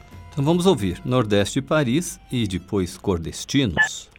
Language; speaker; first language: Portuguese; native; Portuguese